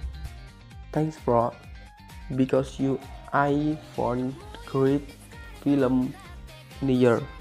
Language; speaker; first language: English; non-native, learner; Indonesian